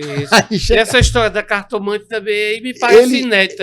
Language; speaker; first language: Portuguese; native; Portuguese